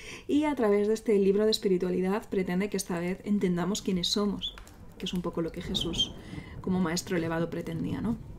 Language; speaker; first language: Spanish; native; Spanish